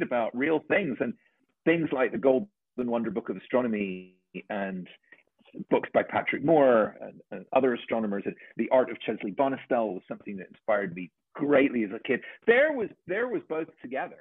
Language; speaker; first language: English; native; English